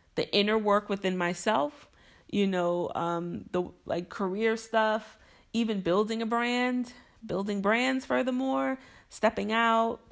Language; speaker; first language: English; native; English